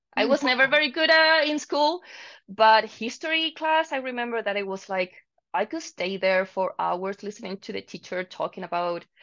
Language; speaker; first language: English; non-native, fluent; Spanish